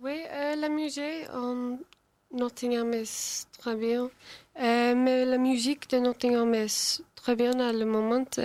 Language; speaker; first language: French; non-native, learner; English